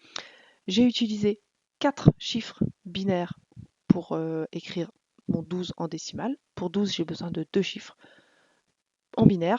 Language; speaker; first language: French; native; French